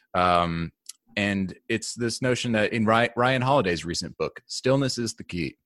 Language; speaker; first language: English; native; English